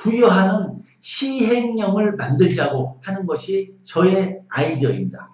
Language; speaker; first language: Korean; native; Korean